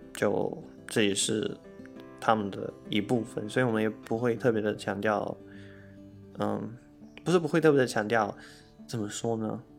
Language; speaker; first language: Chinese; non-native, fluent; Russian